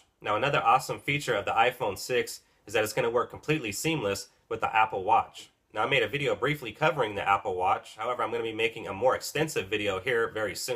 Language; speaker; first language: English; native; English